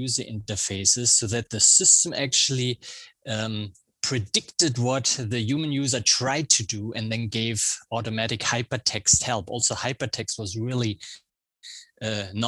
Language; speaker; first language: English; non-native, fluent; German